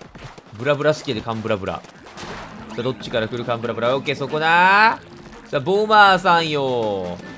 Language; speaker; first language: Japanese; native; Japanese